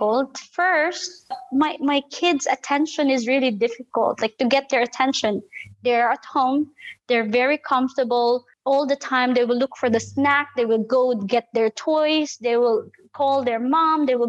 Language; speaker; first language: English; non-native, local second language; Filipino